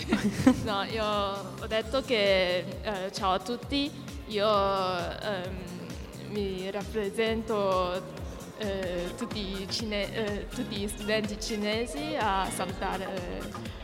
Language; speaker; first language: Italian; non-native, fluent; Chinese